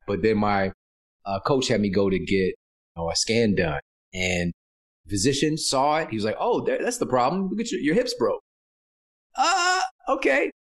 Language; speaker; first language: English; native; English